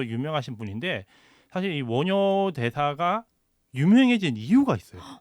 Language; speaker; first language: Korean; native; Korean